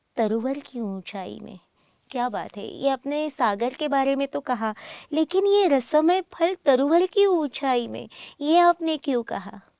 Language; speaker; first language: Hindi; native; Hindi